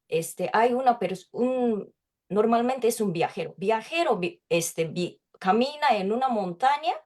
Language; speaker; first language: Spanish; non-native, fluent; Japanese